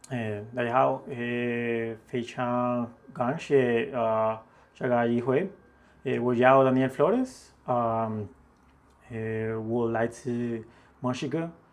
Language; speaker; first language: Chinese; non-native, learner; Spanish